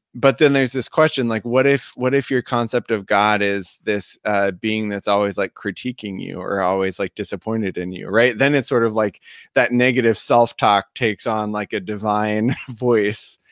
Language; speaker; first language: English; native; English